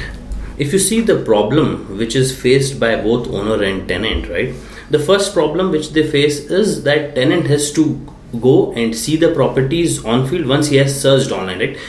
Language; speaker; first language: English; non-native, local second language; Hindi